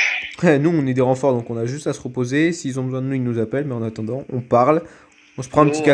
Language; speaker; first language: French; native; French